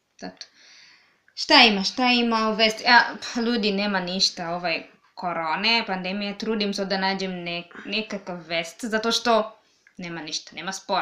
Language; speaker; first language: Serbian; non-native, learner; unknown